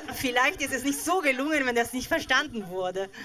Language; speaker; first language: German; native; German